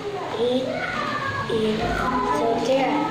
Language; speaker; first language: English; non-native, learner; Vietnamese